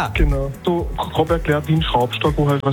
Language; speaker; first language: German; native; German